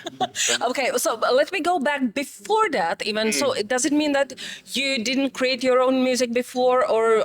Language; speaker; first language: English; non-native, fluent; Czech